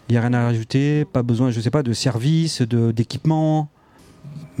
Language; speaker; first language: French; native; French